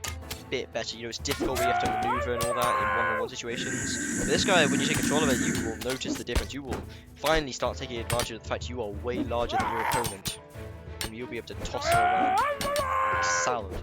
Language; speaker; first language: English; native; English